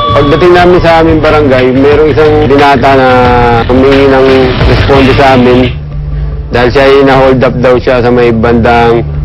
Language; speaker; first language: Filipino; native; Filipino